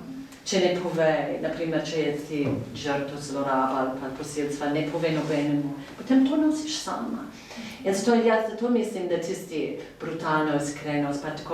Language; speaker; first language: Slovenian; non-native, fluent; English